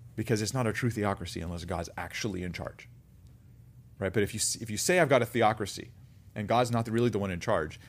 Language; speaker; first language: English; native; English